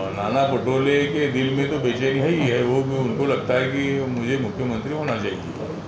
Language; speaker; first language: Hindi; non-native, local second language; Marathi